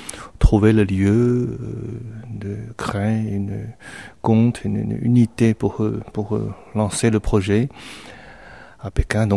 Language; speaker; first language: French; non-native, fluent; Chinese